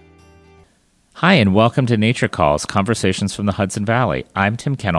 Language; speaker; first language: English; native; English